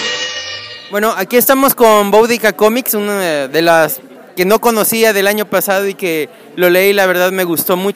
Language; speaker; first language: Spanish; native; Spanish